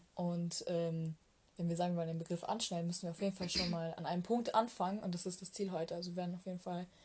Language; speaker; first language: German; early bilingual, other home language; Turkish